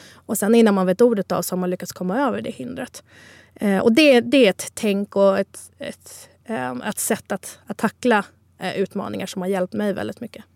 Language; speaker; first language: Swedish; early bilingual, other home language; Spanish